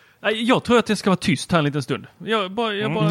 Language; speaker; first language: Swedish; native; Swedish